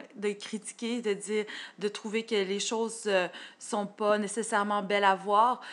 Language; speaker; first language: French; native; French